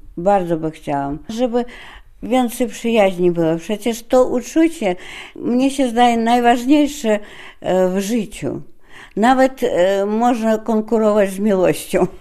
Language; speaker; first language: Polish; non-native, fluent; Russian